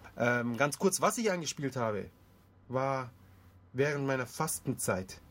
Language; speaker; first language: German; early bilingual, other home language; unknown